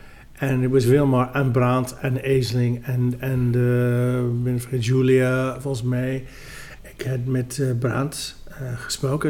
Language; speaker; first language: Dutch; non-native, fluent; English